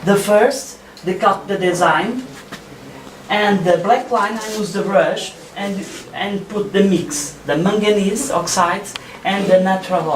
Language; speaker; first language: English; non-native, learner; Portuguese